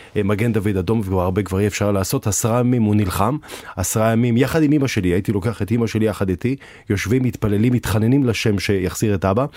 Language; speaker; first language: Hebrew; native; Hebrew